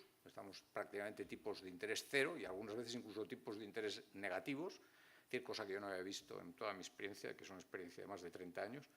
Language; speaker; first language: Spanish; native; Spanish